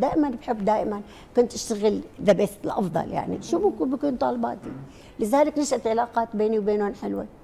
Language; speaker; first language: Arabic; non-native, local second language; Kurdish